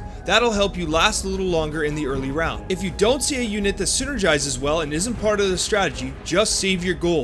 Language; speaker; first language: English; native; English